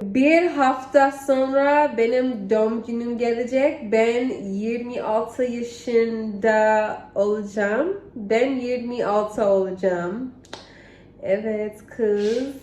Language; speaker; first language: Turkish; non-native, learner; English